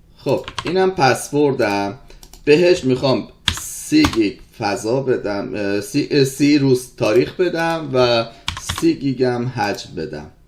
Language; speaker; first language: Persian; early bilingual, heritage; Persian